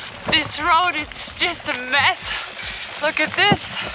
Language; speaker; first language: English; non-native, fluent; German